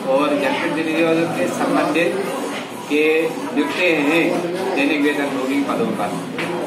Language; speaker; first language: Hindi; native; Hindi